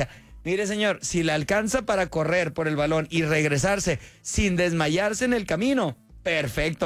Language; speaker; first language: Spanish; native; Spanish